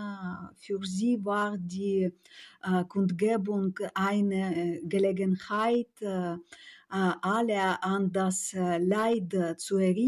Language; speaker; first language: German; non-native, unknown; Ukrainian